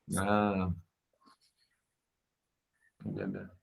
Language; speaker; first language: French; native; French